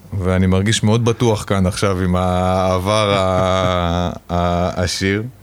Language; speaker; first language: Hebrew; native; Hebrew